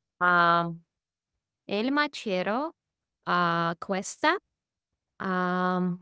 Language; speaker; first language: Spanish; non-native, learner; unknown